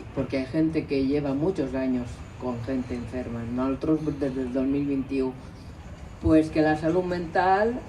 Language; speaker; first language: Spanish; non-native, local second language; Catalan